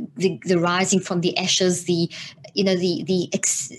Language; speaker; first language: English; native; English